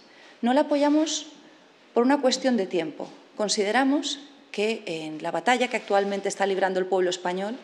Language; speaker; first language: Spanish; native; Spanish